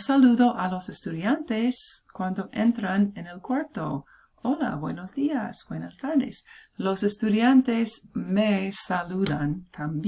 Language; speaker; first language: Spanish; non-native, fluent; English